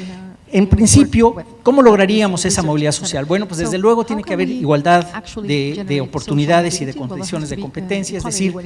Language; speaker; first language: Spanish; native; Spanish